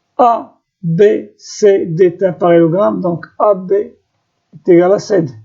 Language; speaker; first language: French; non-native, local second language; Arabic